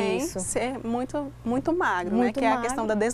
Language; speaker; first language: Portuguese; native; Portuguese